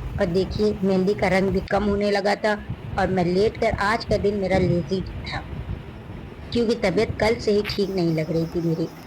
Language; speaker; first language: Hindi; native; Hindi